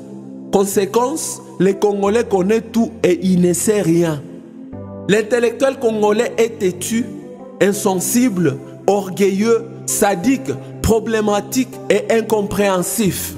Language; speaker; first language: French; non-native, local second language; Swahili